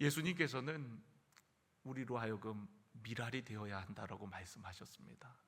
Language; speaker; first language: Korean; native; Korean